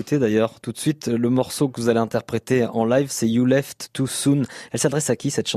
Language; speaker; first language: French; native; French